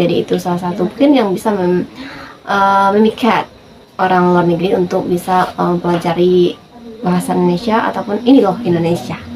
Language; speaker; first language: Indonesian; native; Indonesian